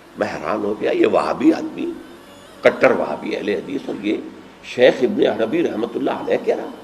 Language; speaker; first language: Urdu; native; Urdu